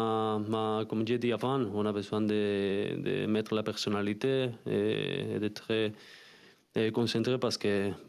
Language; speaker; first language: French; non-native, fluent; Spanish